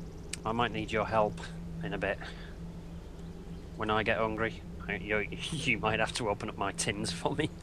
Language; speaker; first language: English; native; English